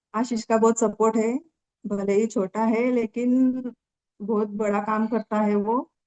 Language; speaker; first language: Hindi; non-native, local second language; Marathi